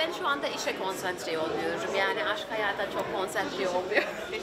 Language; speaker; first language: Turkish; early bilingual, heritage; German